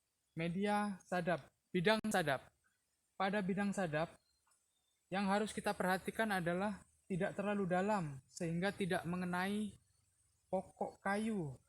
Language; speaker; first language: Indonesian; native; Indonesian